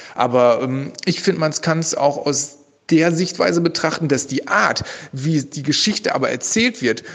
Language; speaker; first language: German; native; German